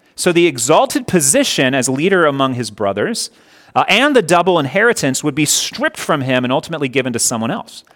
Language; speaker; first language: English; native; English